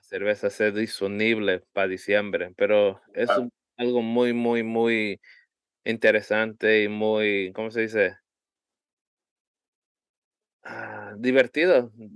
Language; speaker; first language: Spanish; early bilingual, heritage; Spanish